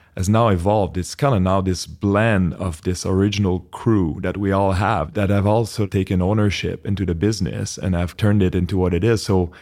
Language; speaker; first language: English; non-native, fluent; French